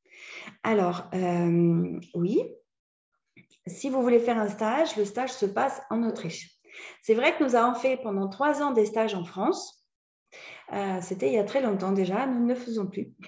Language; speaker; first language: French; native; French